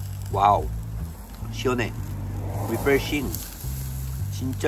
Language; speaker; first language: Korean; non-native, learner; French